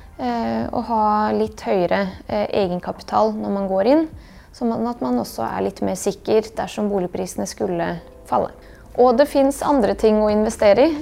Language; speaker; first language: Norwegian; early bilingual, other home language; Bosnian